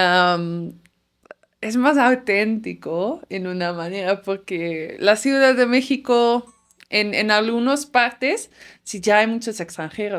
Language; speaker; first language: Spanish; non-native, fluent; Dutch